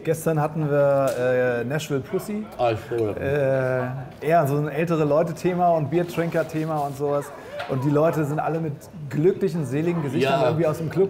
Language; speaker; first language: German; native; German